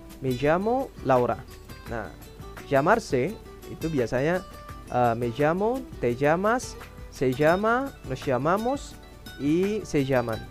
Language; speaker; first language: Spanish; non-native, fluent; Indonesian